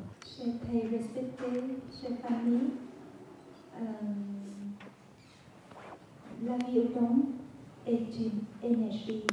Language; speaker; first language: French; non-native, fluent; Vietnamese